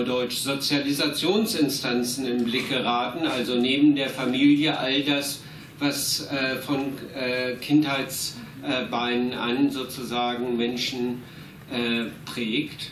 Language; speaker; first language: German; native; German